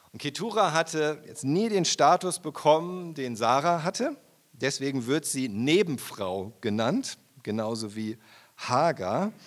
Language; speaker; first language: German; native; German